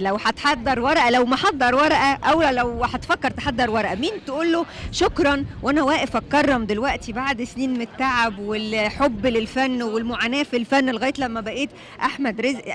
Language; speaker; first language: Arabic; native; Arabic